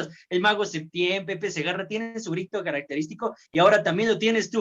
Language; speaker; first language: Spanish; native; Spanish